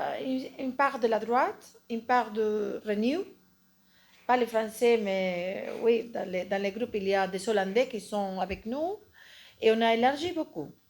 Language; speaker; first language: French; non-native, fluent; Spanish